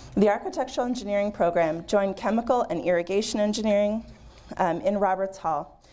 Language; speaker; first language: English; native; English